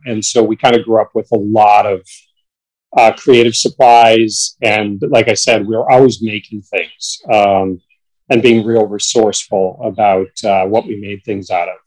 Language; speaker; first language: English; native; English